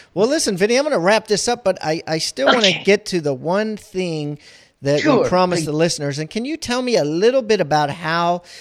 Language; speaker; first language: English; native; English